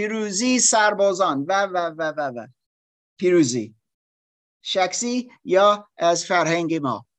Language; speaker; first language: Persian; non-native, learner; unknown